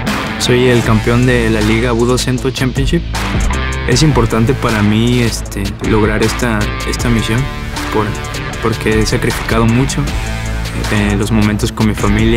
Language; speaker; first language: Spanish; native; Spanish